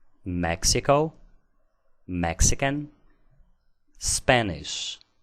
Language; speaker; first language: English; non-native, fluent; Portuguese